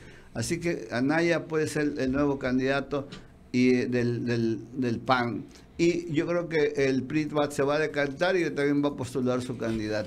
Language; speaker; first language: Spanish; native; Spanish